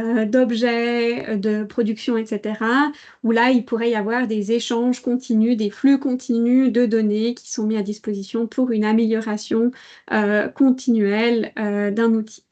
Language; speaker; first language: French; native; French